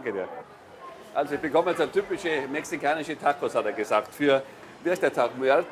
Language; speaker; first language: German; native; German